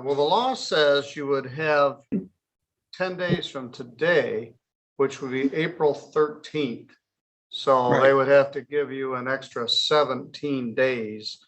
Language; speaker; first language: English; native; English